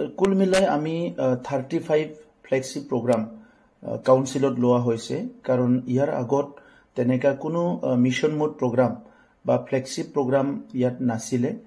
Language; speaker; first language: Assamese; non-native, local second language; Bodo